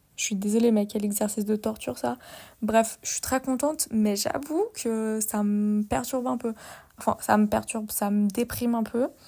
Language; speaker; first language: French; native; French